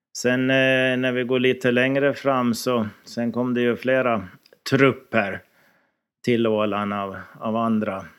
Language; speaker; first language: Swedish; native; Swedish